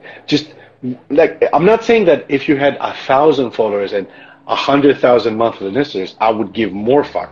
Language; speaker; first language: English; non-native, fluent; Greek